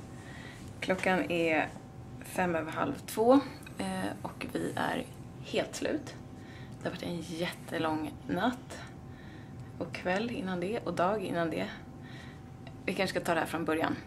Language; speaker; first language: Swedish; native; Swedish